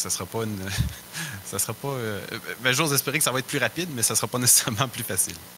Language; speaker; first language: French; native; French